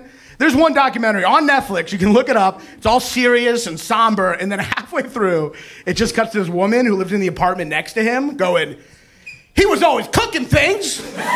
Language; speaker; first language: English; native; English